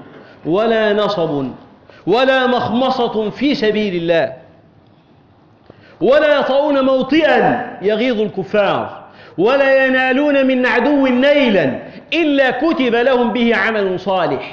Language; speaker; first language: Arabic; native; Arabic